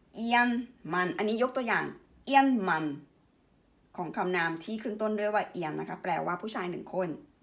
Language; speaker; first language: Thai; native; Thai